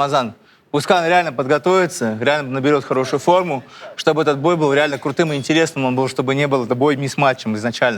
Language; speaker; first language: Russian; native; Russian